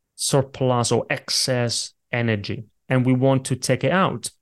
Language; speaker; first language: English; non-native, fluent; Italian